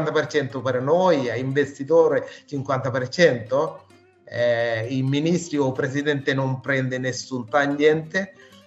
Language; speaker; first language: Italian; non-native, fluent; Sinhala